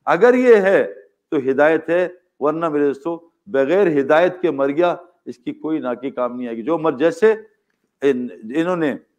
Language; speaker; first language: Urdu; native; Urdu